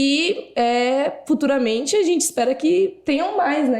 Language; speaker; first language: Portuguese; native; Portuguese